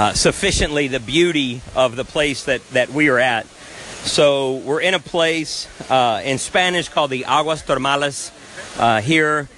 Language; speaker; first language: English; native; English